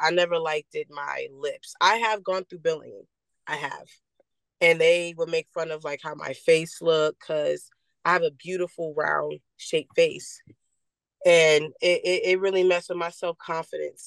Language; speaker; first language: English; native; English